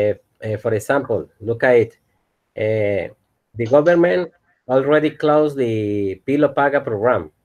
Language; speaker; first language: English; non-native, learner; Spanish